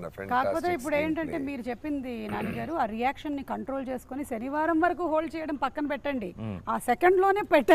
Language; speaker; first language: Telugu; native; Telugu